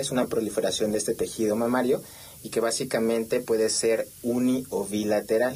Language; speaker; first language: Spanish; native; Spanish